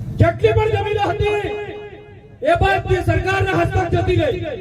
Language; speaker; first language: Gujarati; non-native, local second language; Bhili